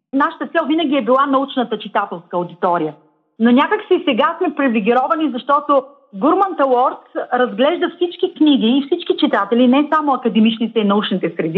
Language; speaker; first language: Bulgarian; native; Bulgarian